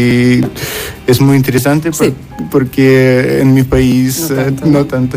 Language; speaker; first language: Spanish; non-native, learner; Russian